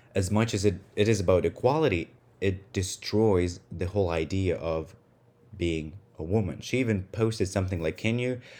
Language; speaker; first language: English; non-native, fluent; Russian